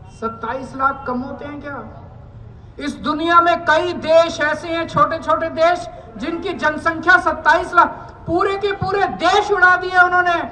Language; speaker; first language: Hindi; native; Hindi